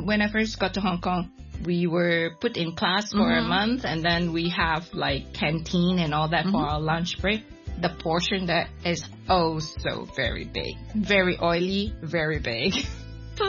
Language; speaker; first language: English; non-native, local second language; Min Nan Chinese